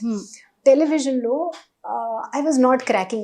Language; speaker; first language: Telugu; non-native, local second language; Hindi